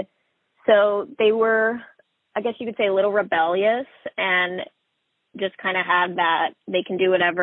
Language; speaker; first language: English; native; English